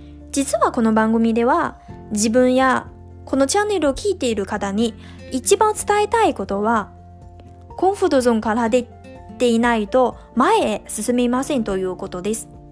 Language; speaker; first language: Japanese; non-native, fluent; Chinese